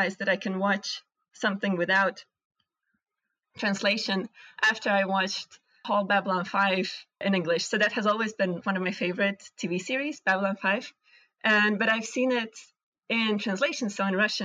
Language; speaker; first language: English; non-native, fluent; Russian